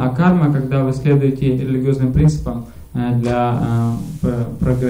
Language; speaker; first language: Russian; native; Russian